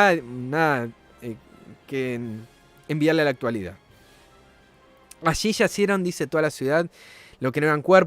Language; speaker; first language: Spanish; native; Spanish